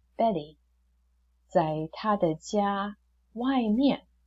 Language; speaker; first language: Chinese; non-native, fluent; English